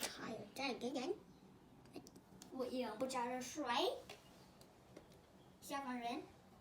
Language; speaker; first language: Chinese; early bilingual, heritage; Chinese